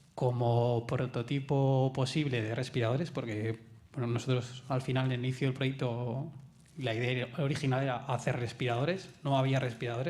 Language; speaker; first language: Spanish; native; Spanish